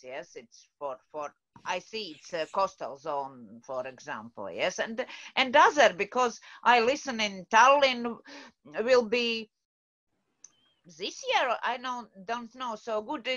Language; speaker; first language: English; non-native, learner; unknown